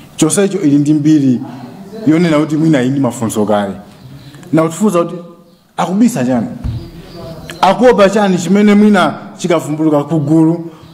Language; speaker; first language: Nyanja; non-native, local second language; Tumbuka